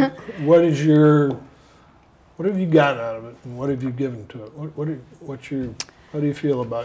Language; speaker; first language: English; native; English